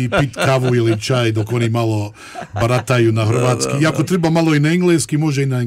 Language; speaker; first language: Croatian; early bilingual, heritage; Croatian